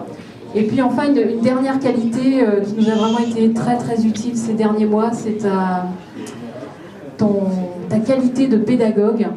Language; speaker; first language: French; native; French